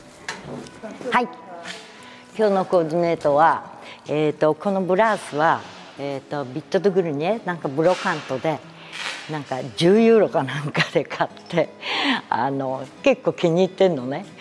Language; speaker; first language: Japanese; native; Japanese